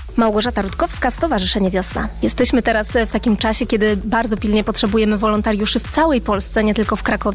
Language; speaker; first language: Polish; native; Polish